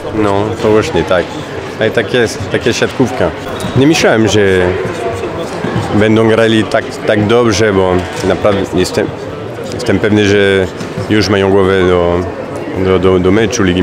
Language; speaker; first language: Polish; non-native, fluent; French